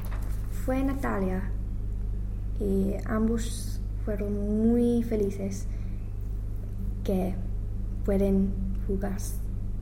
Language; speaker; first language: Spanish; non-native, learner; English